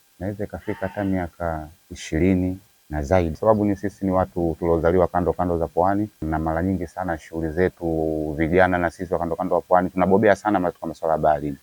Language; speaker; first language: Swahili; native; Swahili